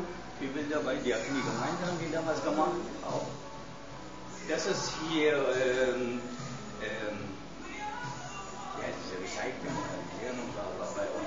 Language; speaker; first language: German; non-native, learner; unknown